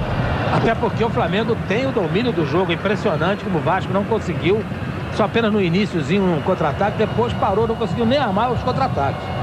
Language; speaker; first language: Portuguese; native; Portuguese